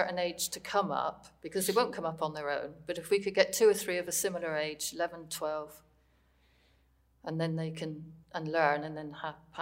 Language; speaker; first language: English; native; English